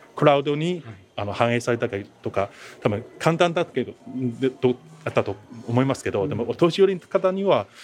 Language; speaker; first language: Japanese; non-native, fluent; Chinese